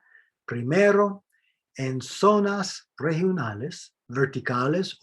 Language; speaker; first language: Spanish; non-native, fluent; English